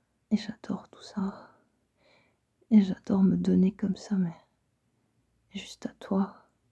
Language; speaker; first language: French; native; French